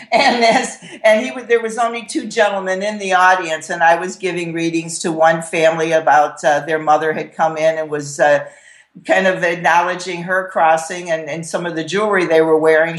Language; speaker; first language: English; native; English